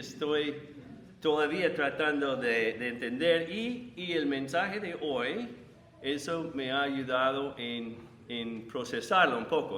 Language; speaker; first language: Spanish; non-native, fluent; English